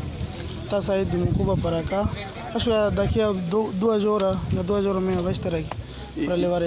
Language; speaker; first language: Portuguese; non-native, local second language; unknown